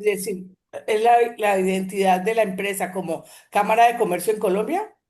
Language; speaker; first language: Spanish; native; Spanish